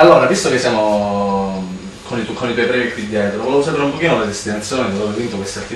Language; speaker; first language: Italian; native; Italian